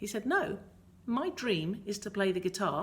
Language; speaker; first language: English; native; English